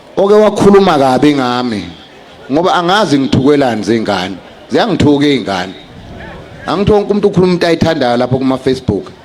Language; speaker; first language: Zulu; native; Zulu